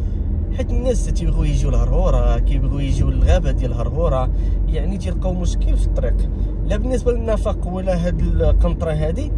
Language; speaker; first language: Arabic; native; Arabic